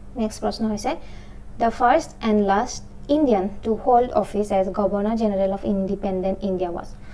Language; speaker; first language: English; non-native, local second language; Assamese